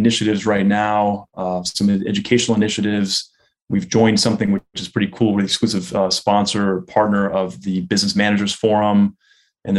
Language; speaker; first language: English; native; English